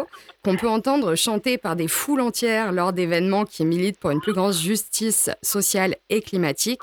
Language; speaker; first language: French; native; French